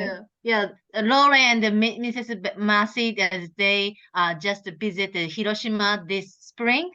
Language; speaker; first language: English; non-native, learner; Japanese